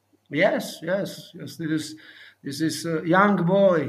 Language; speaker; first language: English; non-native, learner; Czech